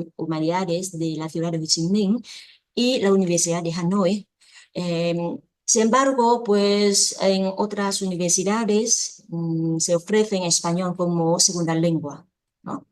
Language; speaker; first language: Spanish; non-native, fluent; Vietnamese